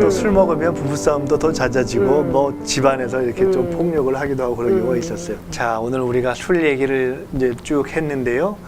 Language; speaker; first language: Korean; native; Korean